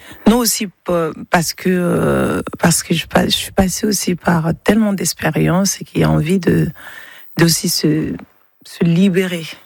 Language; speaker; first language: French; non-native, local second language; Bambara